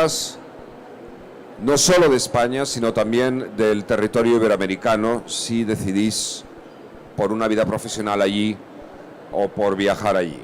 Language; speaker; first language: Spanish; native; Spanish